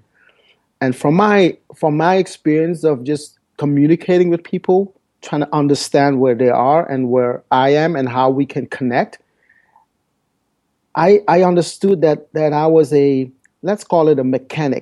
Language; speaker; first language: English; non-native, fluent; Dutch